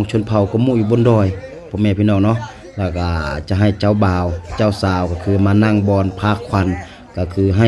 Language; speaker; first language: Thai; non-native, local second language; Lao